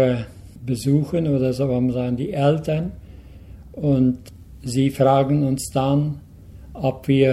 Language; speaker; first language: German; early bilingual, heritage; Low German